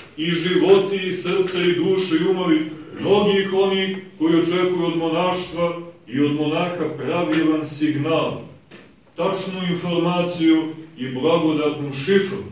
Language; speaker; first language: Serbian; native; Serbian